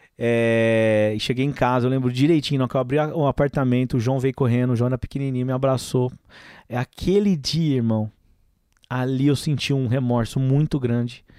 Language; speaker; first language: Portuguese; native; Portuguese